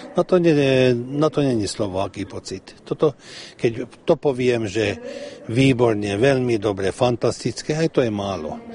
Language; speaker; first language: Slovak; early bilingual, heritage; Slovak